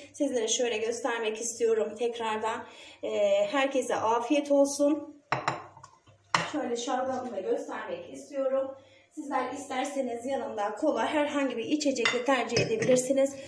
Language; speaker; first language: Turkish; native; Turkish